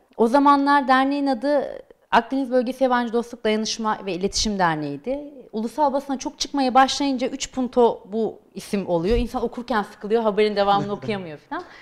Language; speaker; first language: Turkish; native; Turkish